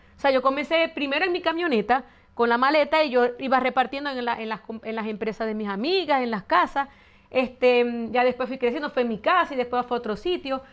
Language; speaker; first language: Spanish; native; Spanish